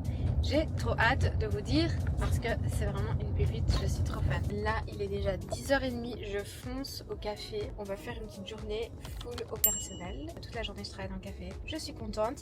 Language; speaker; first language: French; native; French